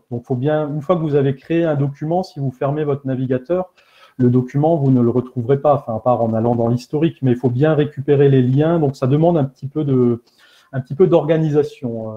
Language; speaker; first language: French; native; French